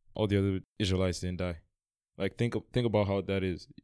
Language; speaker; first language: English; non-native, local second language; Yoruba